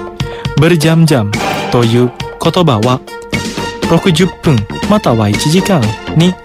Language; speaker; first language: Japanese; non-native, fluent; Indonesian